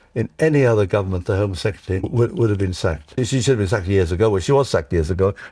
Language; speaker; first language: English; early bilingual, other home language; Czech